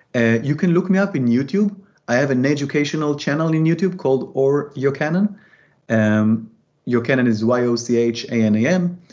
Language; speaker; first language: English; non-native, fluent; Hebrew